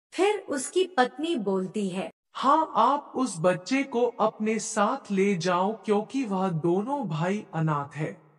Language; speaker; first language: Hindi; native; Hindi